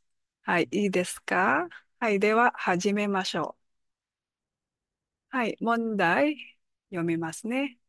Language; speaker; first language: Japanese; non-native, learner; Filipino